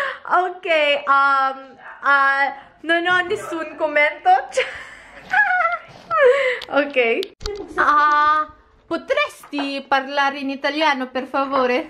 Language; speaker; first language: Italian; non-native, fluent; Filipino